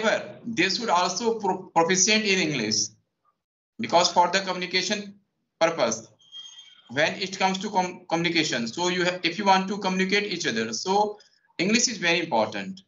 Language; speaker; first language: English; non-native, local second language; Hindi